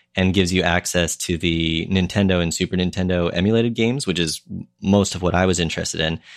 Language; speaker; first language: English; native; English